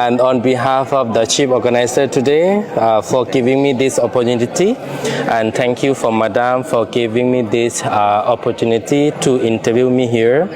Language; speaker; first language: English; non-native, fluent; Lao